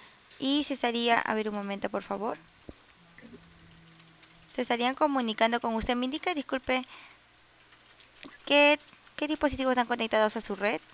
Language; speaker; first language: Spanish; native; Spanish